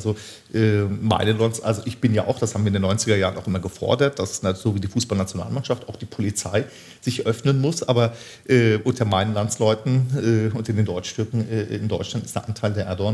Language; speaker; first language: German; early bilingual, other home language; Turkish